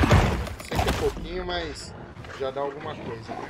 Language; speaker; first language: Portuguese; native; Portuguese